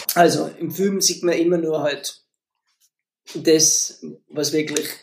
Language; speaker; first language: German; native; German